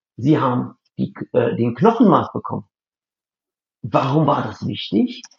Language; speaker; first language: German; non-native, fluent; English